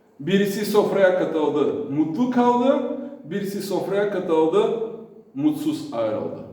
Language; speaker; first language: Turkish; non-native, fluent; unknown